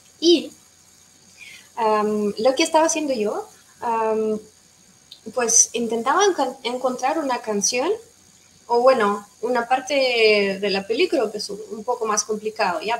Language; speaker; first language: Spanish; non-native, fluent; Russian